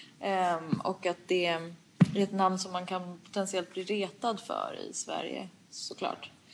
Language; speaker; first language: Swedish; early bilingual, other home language; Persian